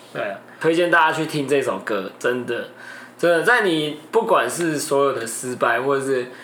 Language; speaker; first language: Chinese; non-native, local second language; Min Nan Chinese